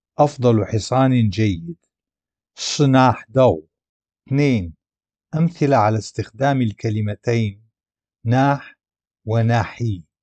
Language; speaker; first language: Arabic; non-native, local second language; Adyghe